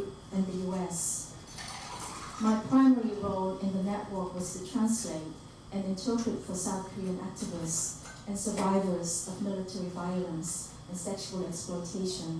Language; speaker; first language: English; early bilingual, other home language; Korean